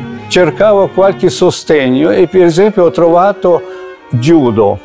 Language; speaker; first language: Italian; non-native, fluent; Russian